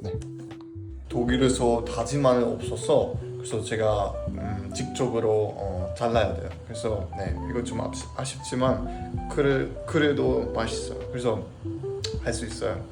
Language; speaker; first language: Korean; non-native, learner; German